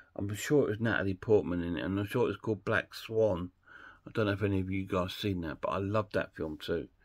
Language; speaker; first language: English; native; English